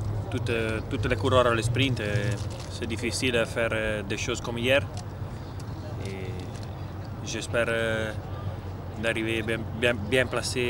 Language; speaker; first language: French; non-native, learner; Italian